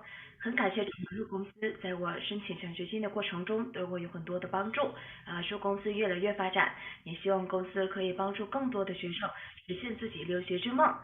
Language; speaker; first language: Chinese; non-native, fluent; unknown